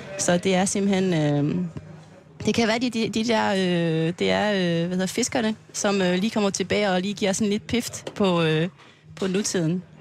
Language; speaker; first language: Danish; non-native, fluent; French